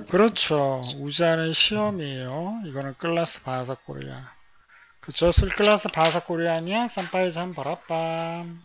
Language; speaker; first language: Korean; native; Korean